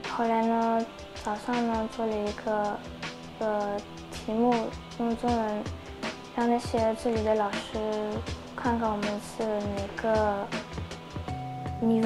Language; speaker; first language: Chinese; non-native, learner; French